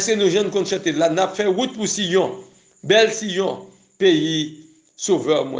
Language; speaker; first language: French; non-native, local second language; Haitian Creole